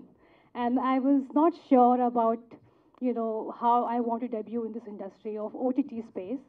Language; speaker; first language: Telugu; non-native, local second language; Hindi